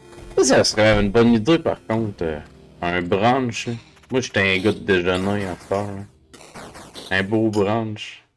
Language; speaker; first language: French; native; French